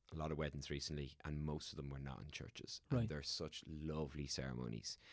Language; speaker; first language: English; native; English